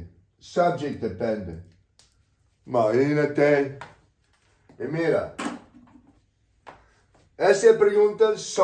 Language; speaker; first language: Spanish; non-native, learner; English